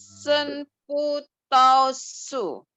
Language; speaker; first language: Chinese; non-native, learner; Indonesian